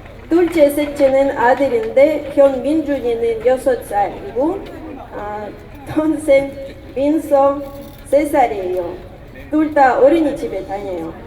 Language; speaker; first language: Korean; non-native, learner; Russian